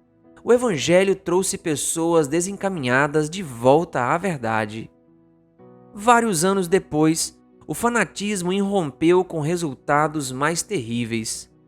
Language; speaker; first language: Portuguese; native; Portuguese